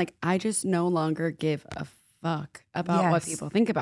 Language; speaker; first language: English; native; English